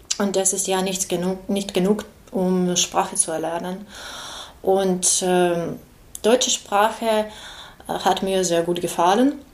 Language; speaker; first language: German; non-native, learner; Ukrainian